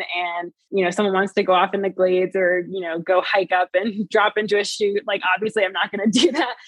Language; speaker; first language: English; native; English